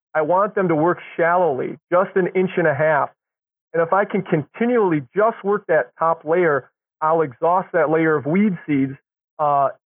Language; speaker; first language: English; native; English